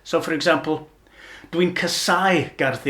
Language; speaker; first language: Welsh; non-native, learner; English